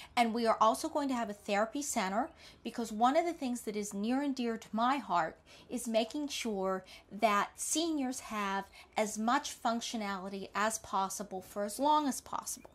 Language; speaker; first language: English; native; English